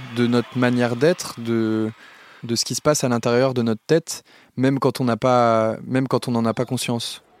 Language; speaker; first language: French; native; French